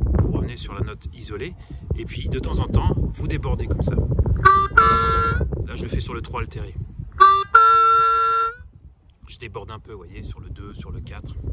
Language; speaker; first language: French; native; French